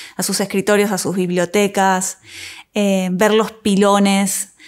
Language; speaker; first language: Spanish; native; Spanish